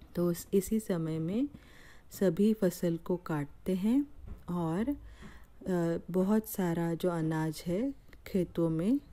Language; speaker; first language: Hindi; non-native, local second language; Marathi